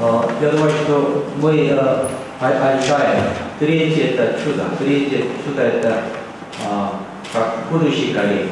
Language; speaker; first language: Russian; non-native, learner; Korean